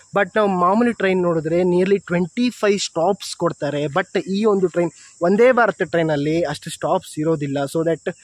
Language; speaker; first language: Kannada; native; Kannada